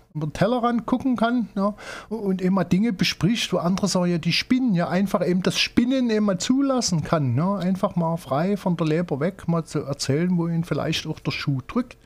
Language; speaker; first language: German; native; German